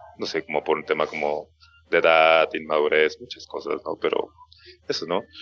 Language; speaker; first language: Spanish; native; Spanish